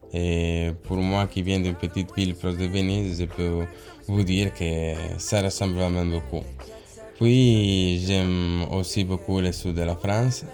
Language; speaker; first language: French; non-native, learner; Italian